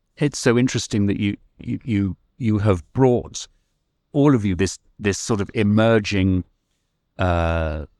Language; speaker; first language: English; native; English